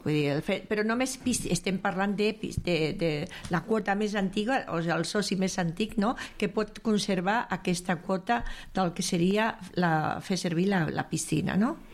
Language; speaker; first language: Catalan; native; Catalan